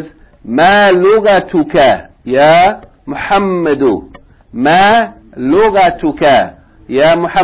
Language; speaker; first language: Arabic; non-native, fluent; English